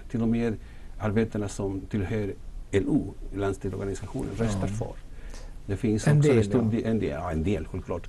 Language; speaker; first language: Swedish; non-native, fluent; Spanish